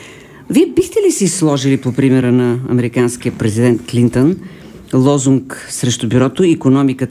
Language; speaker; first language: Bulgarian; native; Bulgarian